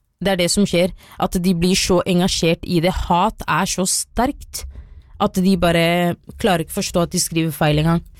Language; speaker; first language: Norwegian; early bilingual, other home language; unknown